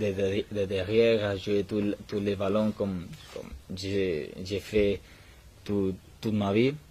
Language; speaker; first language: French; non-native, learner; Spanish